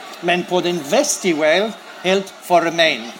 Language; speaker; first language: Norwegian; non-native, learner; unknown